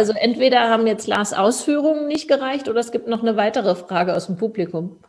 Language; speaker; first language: German; native; German